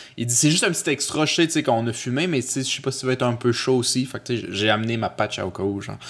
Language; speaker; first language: French; early bilingual, other home language; Spanish